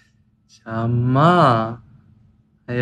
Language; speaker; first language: Chinese; non-native, learner; Japanese